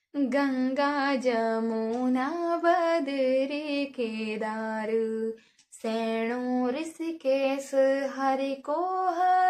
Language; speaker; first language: Hindi; native; Hindi